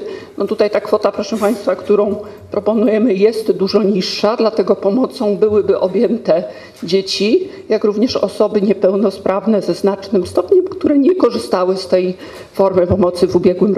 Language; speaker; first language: Polish; native; Polish